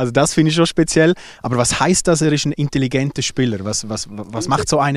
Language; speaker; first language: German; native; German